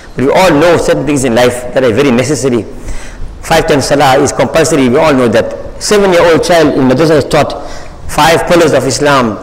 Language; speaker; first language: English; native; English